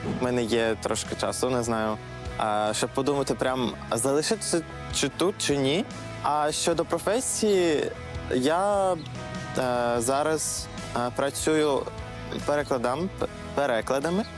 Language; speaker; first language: Ukrainian; non-native, fluent; Uzbek